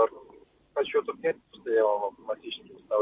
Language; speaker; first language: Russian; native; Russian